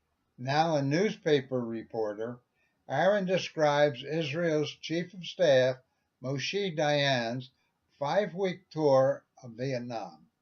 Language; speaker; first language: English; native; English